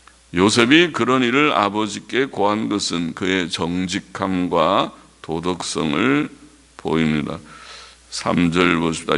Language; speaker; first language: Korean; native; Korean